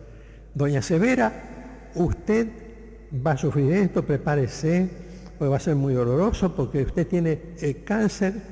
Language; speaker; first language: Spanish; native; Spanish